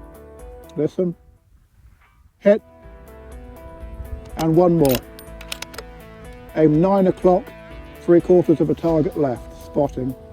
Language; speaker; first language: English; native; English